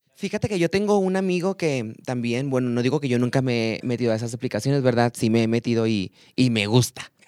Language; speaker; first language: Spanish; native; Spanish